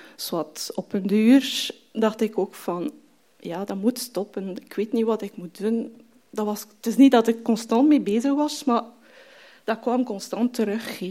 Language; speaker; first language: Dutch; non-native, fluent; French